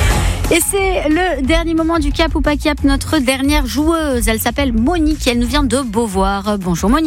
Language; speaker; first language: French; native; French